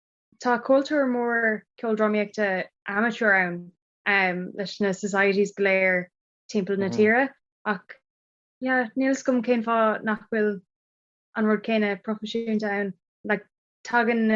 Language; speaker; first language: Irish; non-native, local second language; English